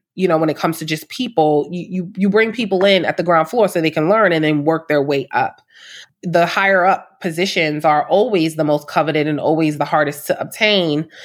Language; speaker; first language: English; native; English